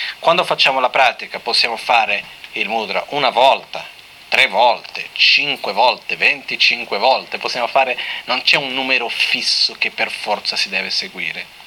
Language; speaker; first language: Italian; non-native, fluent; Portuguese